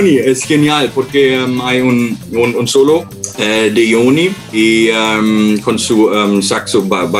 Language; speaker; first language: Spanish; non-native, learner; German